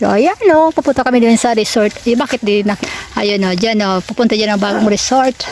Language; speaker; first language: Filipino; non-native, local second language; Bikol